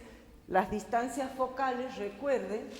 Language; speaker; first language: Spanish; native; Spanish